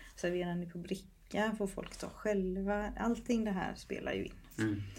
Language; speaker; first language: Swedish; native; Swedish